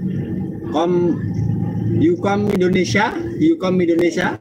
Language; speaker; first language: English; non-native, learner; Indonesian